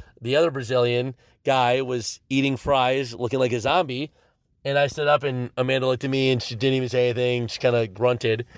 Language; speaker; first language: English; native; English